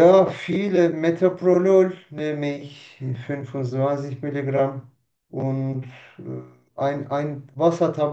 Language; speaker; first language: German; non-native, learner; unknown